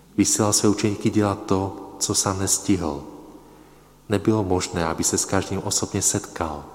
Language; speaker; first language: Czech; non-native, fluent; Polish